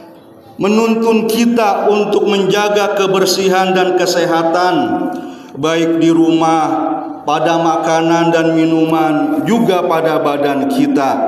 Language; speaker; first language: Indonesian; native; Indonesian